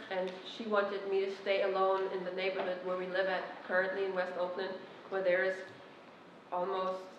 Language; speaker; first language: English; non-native, fluent; Persian